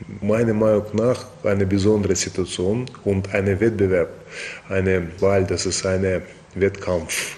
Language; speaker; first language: German; non-native, fluent; Russian